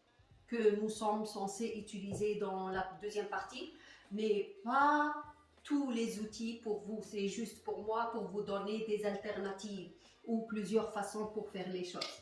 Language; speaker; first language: French; non-native, fluent; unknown